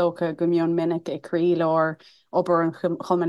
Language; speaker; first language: Irish; non-native, local second language; English